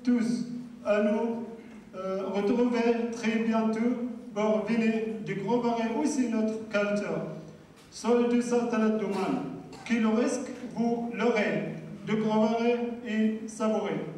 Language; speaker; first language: French; non-native, learner; Arabic